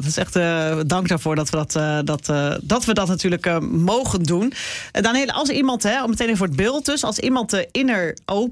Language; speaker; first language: Dutch; native; Dutch